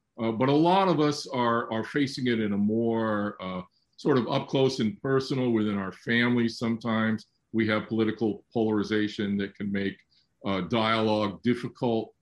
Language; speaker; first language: English; native; English